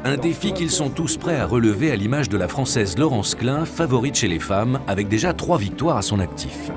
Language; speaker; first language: French; native; French